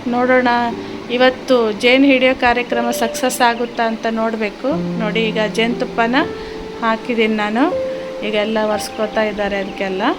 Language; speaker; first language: Kannada; native; Kannada